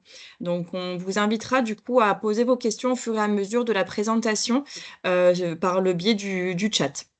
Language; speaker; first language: French; native; French